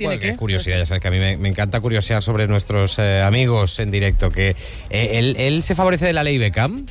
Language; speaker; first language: Spanish; native; Spanish